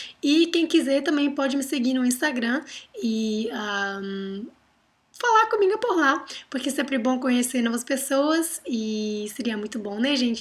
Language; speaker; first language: Portuguese; non-native, fluent; Dutch